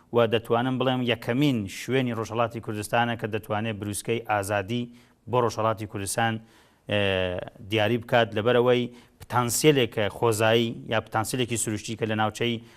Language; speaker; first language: Central Kurdish; non-native, local second language; Gurani